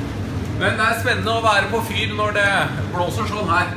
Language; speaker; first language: Norwegian; native; Norwegian